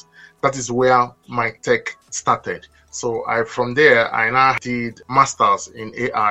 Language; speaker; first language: English; non-native, local second language; Igbo